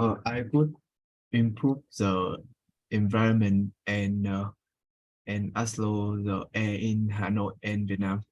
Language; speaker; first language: English; non-native, learner; Vietnamese